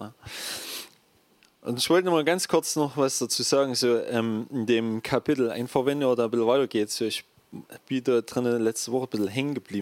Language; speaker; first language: German; native; German